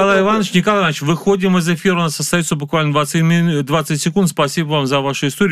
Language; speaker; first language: Russian; native; Russian